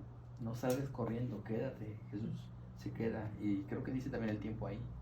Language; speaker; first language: Spanish; native; Spanish